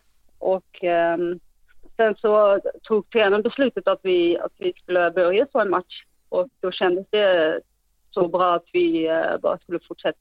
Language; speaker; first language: Swedish; non-native, fluent; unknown